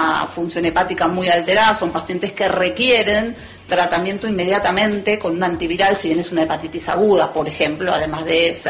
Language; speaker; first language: Spanish; native; Spanish